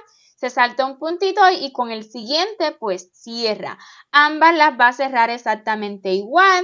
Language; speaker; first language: Spanish; native; Spanish